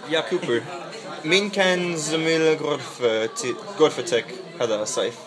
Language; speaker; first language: Arabic; non-native, learner; English